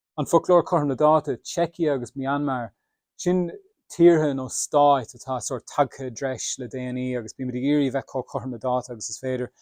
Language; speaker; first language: Irish; native; Irish